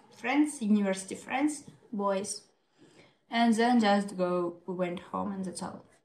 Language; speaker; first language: English; non-native, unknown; Russian